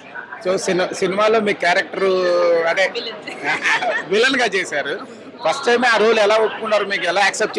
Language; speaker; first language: Telugu; native; Telugu